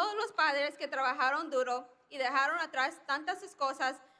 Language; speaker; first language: Spanish; early bilingual, heritage; Spanish